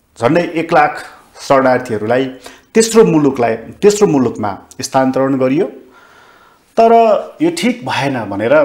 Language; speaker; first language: Nepali; native; Nepali